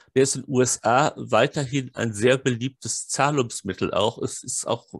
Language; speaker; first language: German; native; German